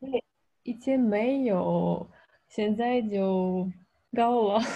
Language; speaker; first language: Chinese; non-native, fluent; Russian